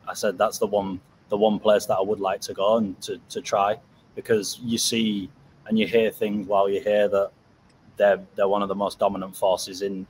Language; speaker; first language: English; native; English